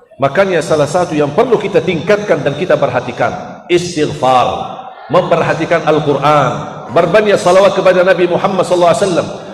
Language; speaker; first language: Malay; non-native, fluent; Arabic